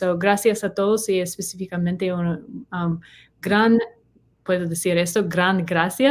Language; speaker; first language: Spanish; non-native, learner; English